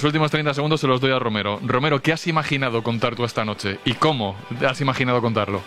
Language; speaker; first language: Spanish; native; Spanish